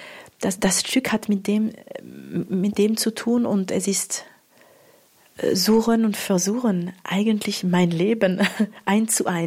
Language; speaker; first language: German; non-native, local second language; French